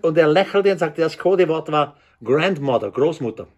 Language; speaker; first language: German; native; German